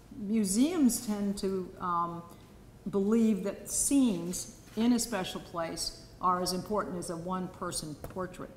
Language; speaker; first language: English; native; English